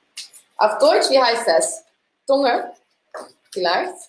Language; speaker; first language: German; non-native, learner; Dutch